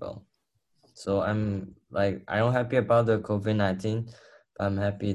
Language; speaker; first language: English; non-native, learner; Cantonese